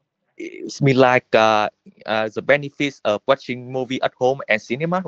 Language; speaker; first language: English; non-native, learner; Vietnamese